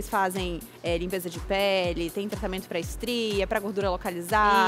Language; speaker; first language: Portuguese; native; Portuguese